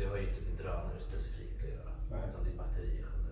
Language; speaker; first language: Swedish; native; Swedish